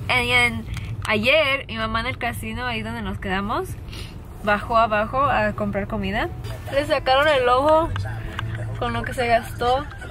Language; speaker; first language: Spanish; early bilingual, heritage; Spanish